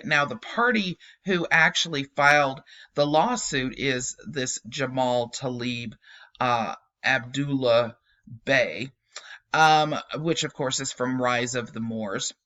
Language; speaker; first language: English; native; English